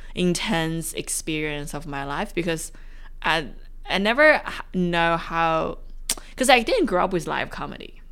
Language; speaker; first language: English; non-native, fluent; Chinese